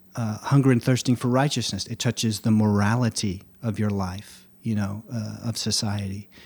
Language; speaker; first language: English; native; English